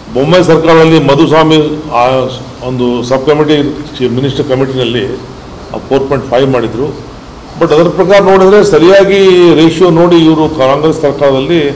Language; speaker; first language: Kannada; non-native, local second language; Lambadi